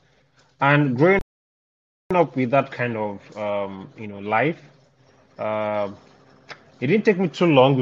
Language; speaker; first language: English; non-native, local second language; Yoruba